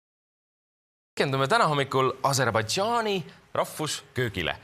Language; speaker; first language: Estonian; native; Estonian